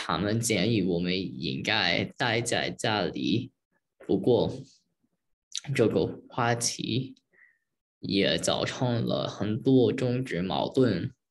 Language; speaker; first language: Chinese; early bilingual, heritage; Chinese